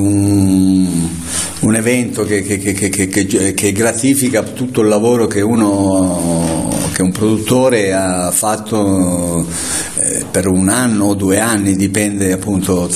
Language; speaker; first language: Italian; native; Italian